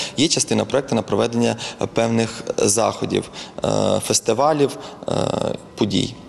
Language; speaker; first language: Ukrainian; native; Ukrainian